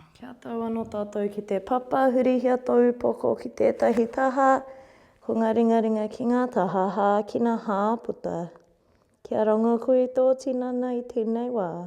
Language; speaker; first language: Māori; non-native, local second language; English